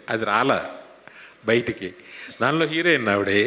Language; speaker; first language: Telugu; native; Telugu